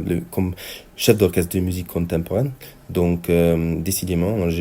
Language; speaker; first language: French; non-native, fluent; Hungarian